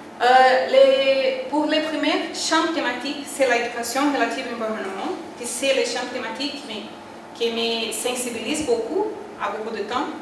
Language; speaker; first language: French; non-native, learner; Portuguese